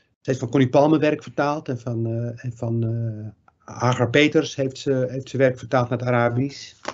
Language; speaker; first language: Dutch; early bilingual, other home language; Riffian